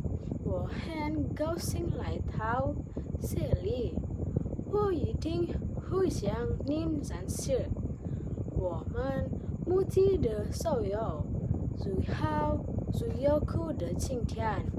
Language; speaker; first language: Chinese; non-native, learner; Indonesian